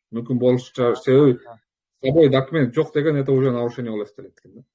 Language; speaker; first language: Russian; non-native, local second language; Kyrgyz